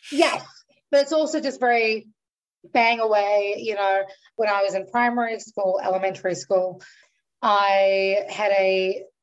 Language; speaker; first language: English; native; English